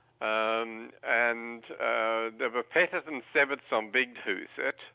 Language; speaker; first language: Swedish; non-native, learner; English